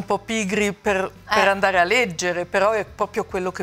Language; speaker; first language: Italian; native; Italian